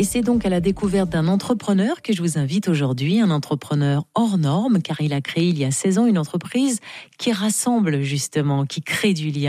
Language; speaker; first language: French; native; French